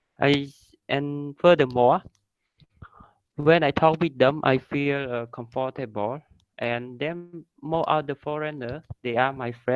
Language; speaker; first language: English; non-native, learner; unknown